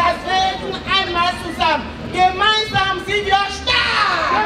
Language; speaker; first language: German; non-native, learner; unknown